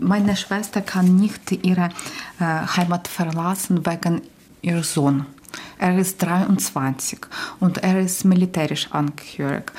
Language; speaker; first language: German; non-native, learner; Ukrainian